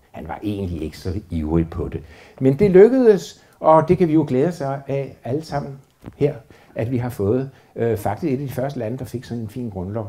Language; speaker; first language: Danish; native; Danish